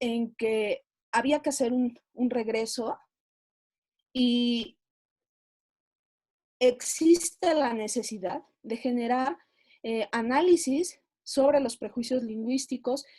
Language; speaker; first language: Spanish; native; Spanish